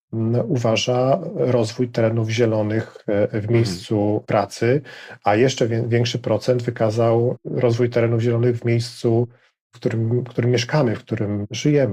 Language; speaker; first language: Polish; native; Polish